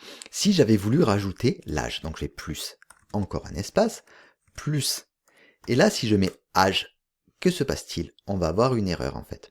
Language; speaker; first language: French; native; French